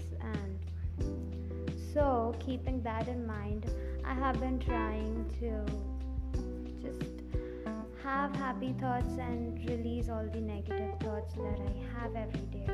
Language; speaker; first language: English; non-native, local second language; Hindi